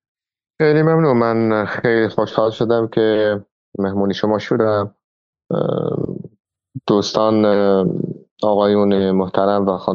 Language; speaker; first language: Persian; non-native, fluent; Arabic